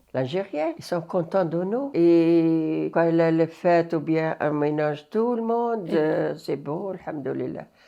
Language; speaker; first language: French; non-native, learner; Arabic